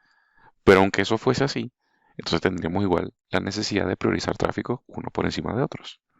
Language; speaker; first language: Spanish; native; Spanish